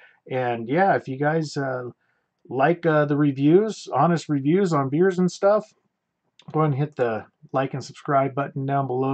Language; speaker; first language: English; native; English